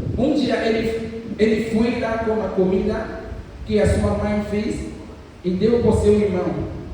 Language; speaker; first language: Portuguese; non-native, fluent; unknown